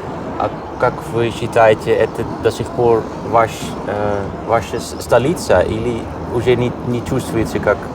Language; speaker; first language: Russian; non-native, fluent; Dutch